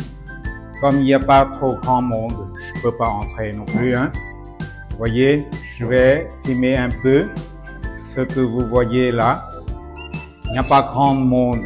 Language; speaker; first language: French; non-native, fluent; Vietnamese